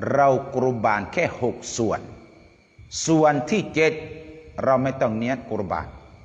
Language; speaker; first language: Thai; non-native, local second language; Pattani Malay